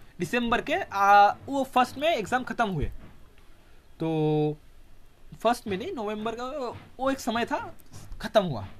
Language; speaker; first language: Hindi; non-native, local second language; Bangla